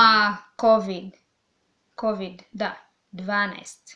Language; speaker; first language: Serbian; non-native, learner; English